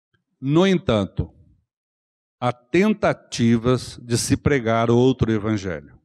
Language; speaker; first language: Portuguese; native; Portuguese